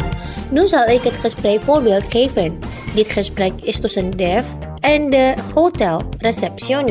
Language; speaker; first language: Dutch; non-native, learner; Indonesian